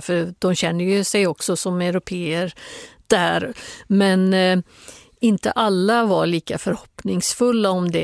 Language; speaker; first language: Swedish; native; Swedish